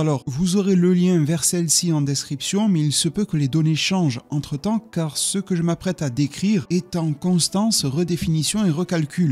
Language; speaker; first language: French; native; French